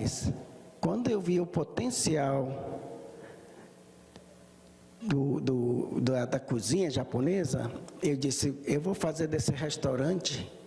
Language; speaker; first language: Portuguese; early bilingual, other home language; Japanese